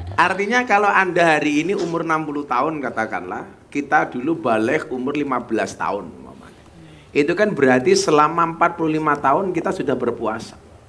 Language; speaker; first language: Indonesian; non-native, local second language; Javanese